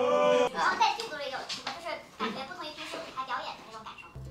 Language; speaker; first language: Chinese; native; Chinese